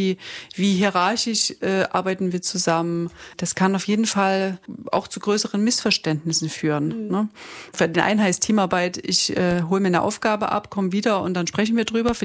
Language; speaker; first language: German; native; German